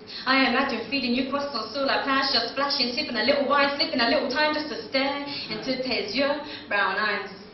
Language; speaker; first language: English; native; English